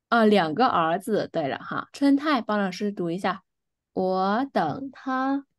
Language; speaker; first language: Chinese; non-native, fluent; Vietnamese